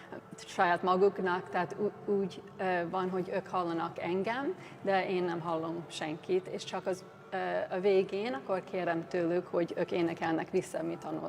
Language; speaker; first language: Hungarian; early bilingual, heritage; English